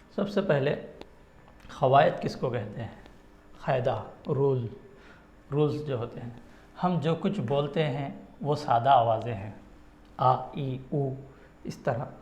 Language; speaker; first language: Urdu; native; Urdu